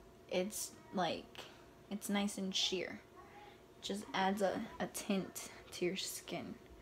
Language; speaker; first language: English; early bilingual, other home language; Spanish